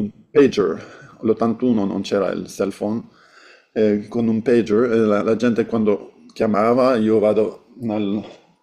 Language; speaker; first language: Italian; non-native, fluent; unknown